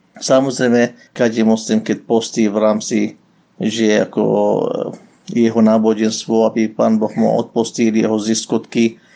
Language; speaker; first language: Slovak; non-native, learner; Arabic